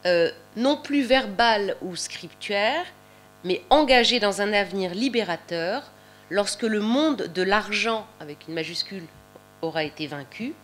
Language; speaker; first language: French; native; French